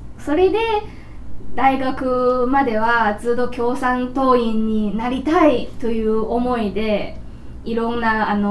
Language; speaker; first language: Japanese; non-native, fluent; Chinese